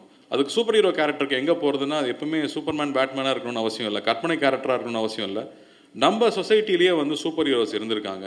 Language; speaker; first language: Tamil; native; Tamil